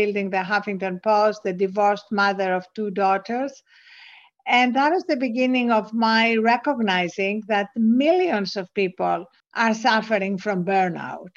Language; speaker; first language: English; non-native, fluent; Greek